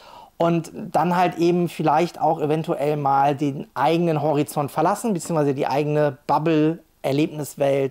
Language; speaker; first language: German; native; German